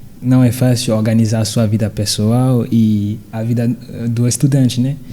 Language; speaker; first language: Portuguese; non-native, fluent; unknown